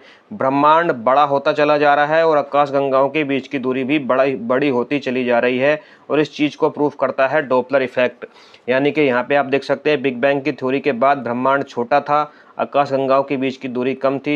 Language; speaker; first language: Hindi; native; Hindi